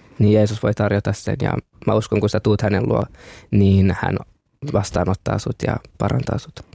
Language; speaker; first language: Finnish; early bilingual, other home language; Kinyarwanda